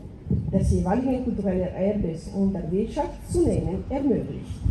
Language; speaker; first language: German; non-native, fluent; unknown